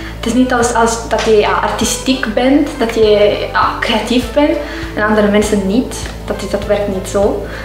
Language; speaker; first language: Dutch; non-native, learner; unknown